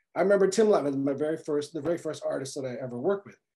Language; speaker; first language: English; native; English